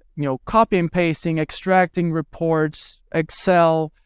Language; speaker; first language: English; early bilingual, other home language; Spanish